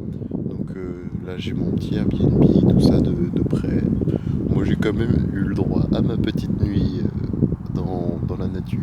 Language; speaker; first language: French; native; French